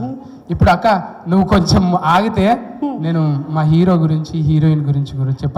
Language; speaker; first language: Telugu; native; Telugu